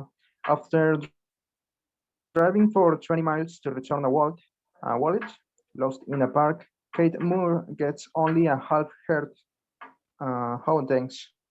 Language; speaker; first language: English; non-native, learner; Spanish